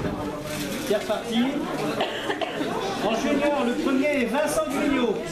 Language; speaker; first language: French; native; French